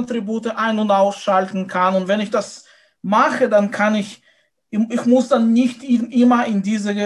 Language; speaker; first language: German; non-native, fluent; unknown